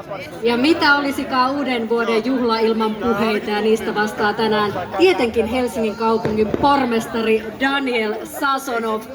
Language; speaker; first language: Finnish; native; Finnish